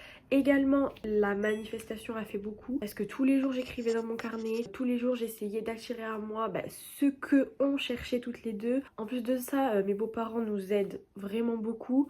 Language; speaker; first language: French; native; French